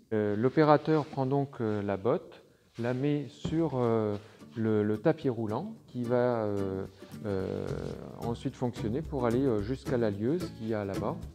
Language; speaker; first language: French; native; French